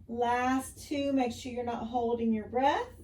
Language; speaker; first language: English; native; English